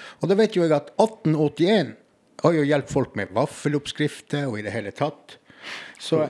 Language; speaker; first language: Norwegian; native; Norwegian